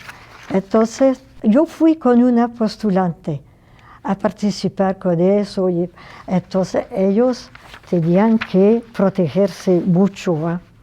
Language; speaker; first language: Spanish; non-native, fluent; French